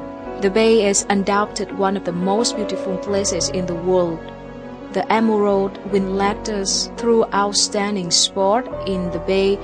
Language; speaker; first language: English; non-native, local second language; Vietnamese